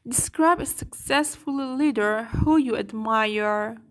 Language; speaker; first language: English; non-native, fluent; Persian